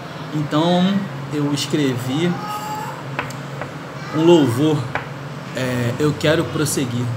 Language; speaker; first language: Portuguese; native; Portuguese